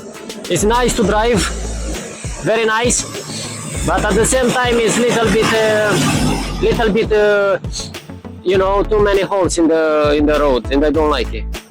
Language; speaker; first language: English; non-native, learner; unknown